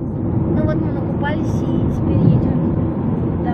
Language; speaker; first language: Russian; native; Russian